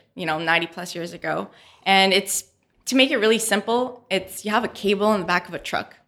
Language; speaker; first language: English; native; English